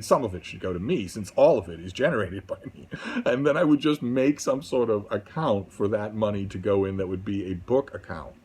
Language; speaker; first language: English; native; English